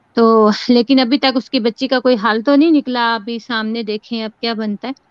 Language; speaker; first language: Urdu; early bilingual, heritage; Urdu